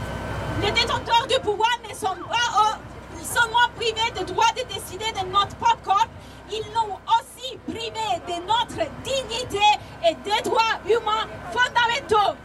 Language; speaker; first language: French; non-native, learner; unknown